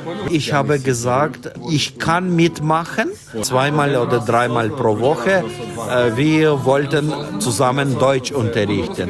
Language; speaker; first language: German; non-native, fluent; Ukrainian